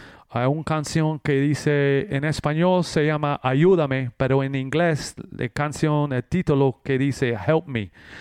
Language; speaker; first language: Spanish; non-native, learner; English